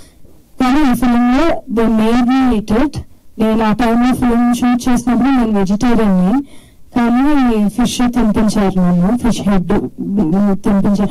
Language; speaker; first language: Telugu; non-native, fluent; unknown